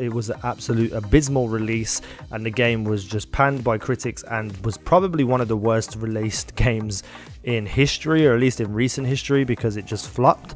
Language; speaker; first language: English; native; English